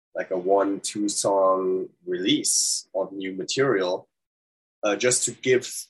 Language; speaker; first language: English; non-native, fluent; German